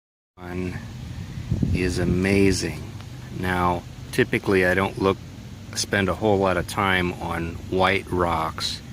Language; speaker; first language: English; native; English